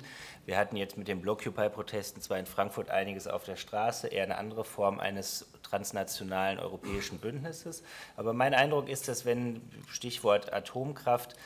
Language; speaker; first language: German; native; German